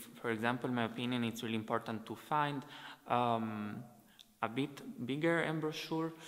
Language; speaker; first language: English; non-native, fluent; Italian